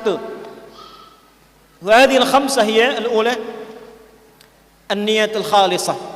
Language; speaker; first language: Arabic; non-native, fluent; Indonesian